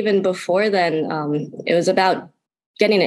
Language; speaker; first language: English; native; English